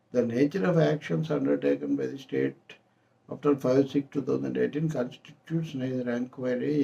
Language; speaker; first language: English; non-native, local second language; Telugu